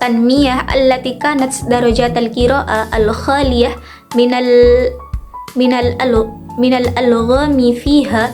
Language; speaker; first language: Arabic; non-native, learner; Indonesian